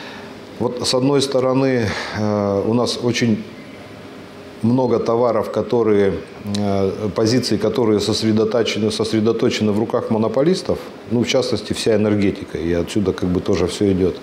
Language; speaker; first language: Russian; native; Russian